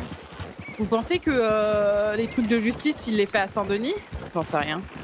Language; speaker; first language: French; native; French